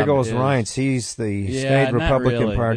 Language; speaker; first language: English; native; English